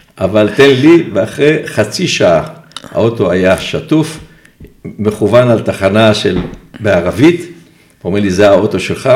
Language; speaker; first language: Hebrew; early bilingual, other home language; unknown